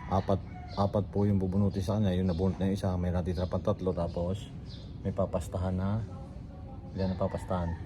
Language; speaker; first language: Filipino; native; Filipino